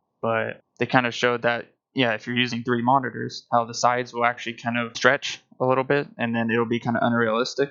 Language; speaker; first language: English; native; English